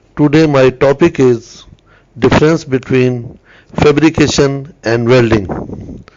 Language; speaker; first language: English; non-native, local second language; Urdu